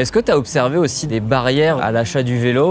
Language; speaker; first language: French; native; French